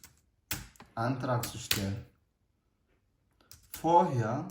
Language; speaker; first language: German; non-native, learner; Amharic